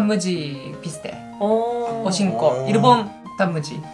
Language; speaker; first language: Korean; non-native, learner; Japanese